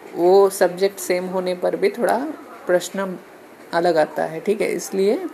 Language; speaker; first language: Hindi; non-native, local second language; Telugu